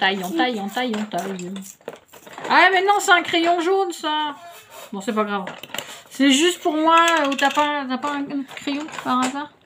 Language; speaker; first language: French; native; French